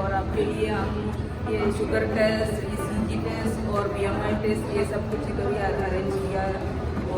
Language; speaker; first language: Hindi; non-native, learner; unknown